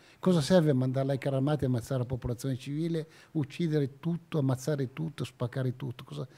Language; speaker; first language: Italian; native; Italian